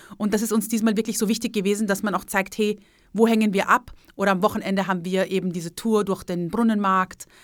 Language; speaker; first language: German; early bilingual, other home language; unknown